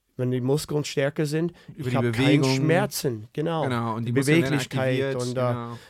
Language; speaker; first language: German; non-native, fluent; English